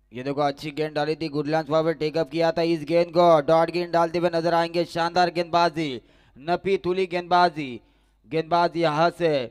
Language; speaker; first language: Hindi; non-native, local second language; Marathi